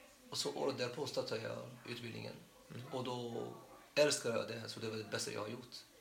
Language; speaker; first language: Swedish; non-native, fluent; Arabic